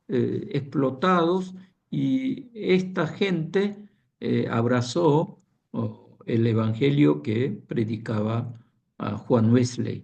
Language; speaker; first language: Spanish; non-native, fluent; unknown